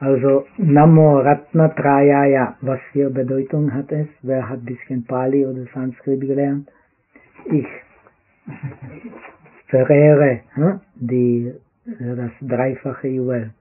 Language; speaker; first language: German; non-native, fluent; Czech